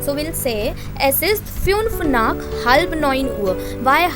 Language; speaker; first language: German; non-native, fluent; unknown